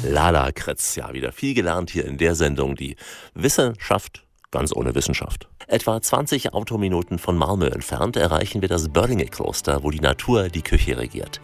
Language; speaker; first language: German; native; German